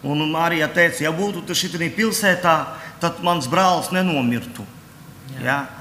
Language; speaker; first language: Latvian; non-native, local second language; Russian